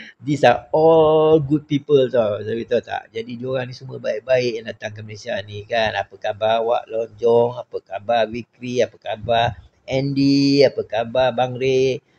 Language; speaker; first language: Malay; native; Malay